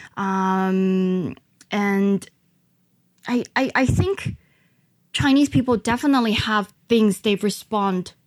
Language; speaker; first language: English; non-native, local second language; Chinese